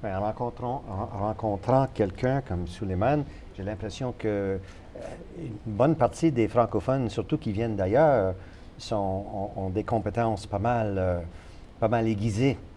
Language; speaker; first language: French; native; French